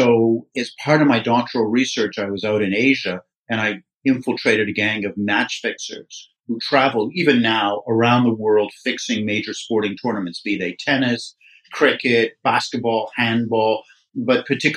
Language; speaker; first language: English; native; English